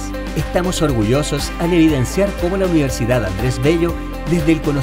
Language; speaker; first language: Spanish; native; Spanish